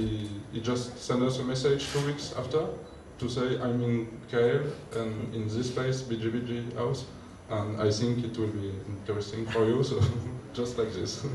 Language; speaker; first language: English; non-native, learner; French